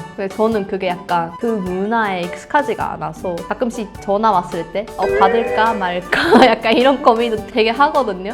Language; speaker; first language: Korean; non-native, fluent; Japanese